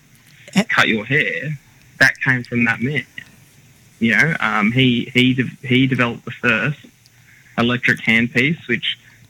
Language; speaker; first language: English; native; English